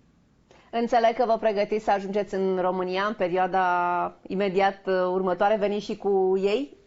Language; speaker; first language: Romanian; native; Romanian